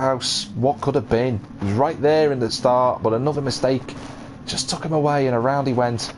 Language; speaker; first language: English; native; English